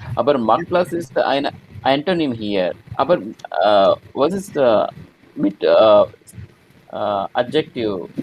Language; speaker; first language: German; non-native, learner; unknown